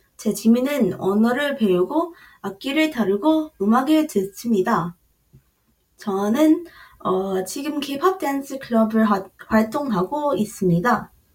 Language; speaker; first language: Korean; non-native, learner; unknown